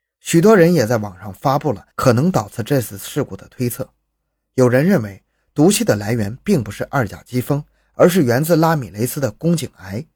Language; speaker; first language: Chinese; native; Chinese